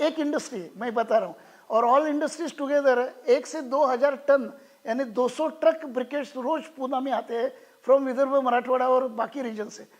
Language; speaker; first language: Hindi; non-native, local second language; Marathi